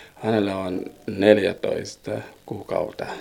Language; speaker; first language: Finnish; non-native, learner; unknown